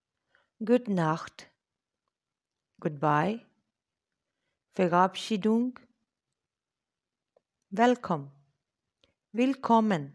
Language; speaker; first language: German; non-native, learner; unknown